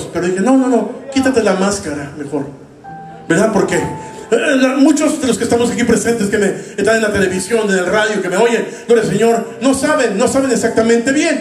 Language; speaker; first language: Spanish; native; Spanish